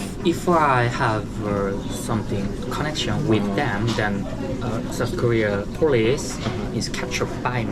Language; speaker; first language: English; non-native, learner; Korean